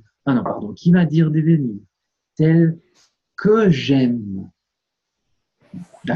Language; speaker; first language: French; non-native, fluent; Portuguese